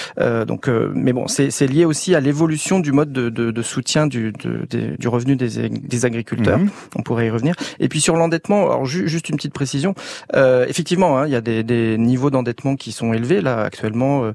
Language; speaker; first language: French; native; French